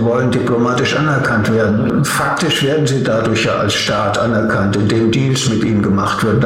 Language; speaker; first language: German; native; German